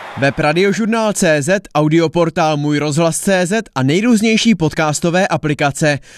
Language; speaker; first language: Czech; native; Czech